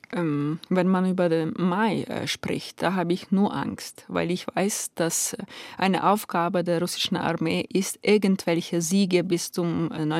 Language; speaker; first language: German; non-native, fluent; Ukrainian